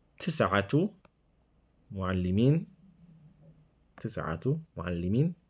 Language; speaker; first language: Arabic; non-native, fluent; English